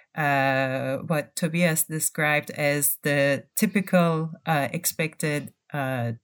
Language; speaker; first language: English; non-native, fluent; Turkish